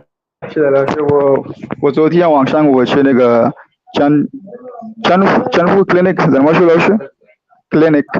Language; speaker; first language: Chinese; non-native, learner; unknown